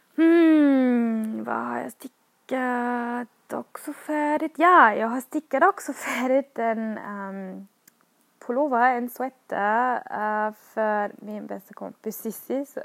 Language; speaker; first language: Swedish; non-native, fluent; German